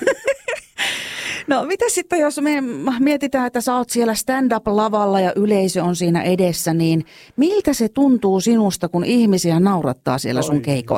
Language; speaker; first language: Finnish; native; Finnish